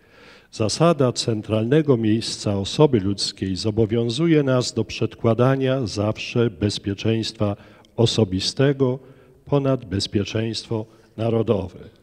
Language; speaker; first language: Polish; native; Polish